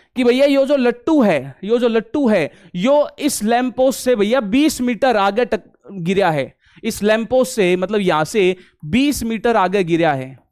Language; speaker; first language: Hindi; native; Hindi